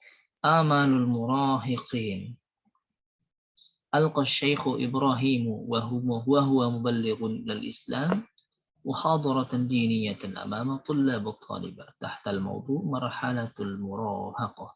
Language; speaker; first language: Arabic; non-native, fluent; Indonesian